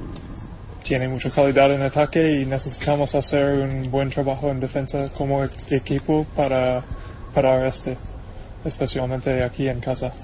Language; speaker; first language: Spanish; non-native, fluent; English